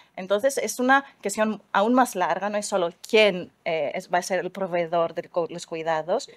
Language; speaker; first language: Spanish; non-native, fluent; Greek